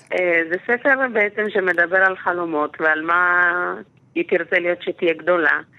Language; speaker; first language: Hebrew; native; Hebrew